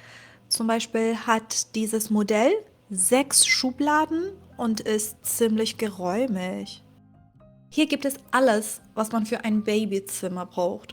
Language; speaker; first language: German; non-native, fluent; Persian